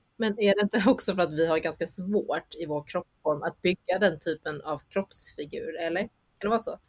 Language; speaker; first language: Swedish; early bilingual, other home language; Chinese